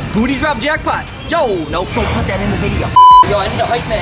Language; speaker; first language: English; native; English